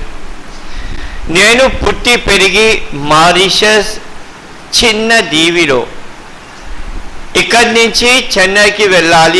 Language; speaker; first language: Telugu; early bilingual, heritage; Telugu